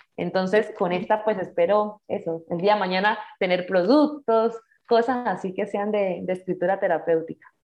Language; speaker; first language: Spanish; native; Spanish